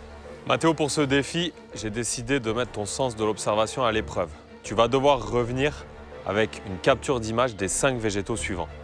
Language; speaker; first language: French; native; French